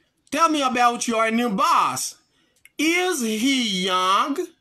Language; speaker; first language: English; non-native, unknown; Haitian Creole